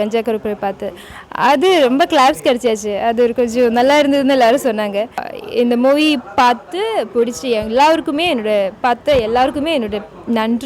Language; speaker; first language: Tamil; non-native, fluent; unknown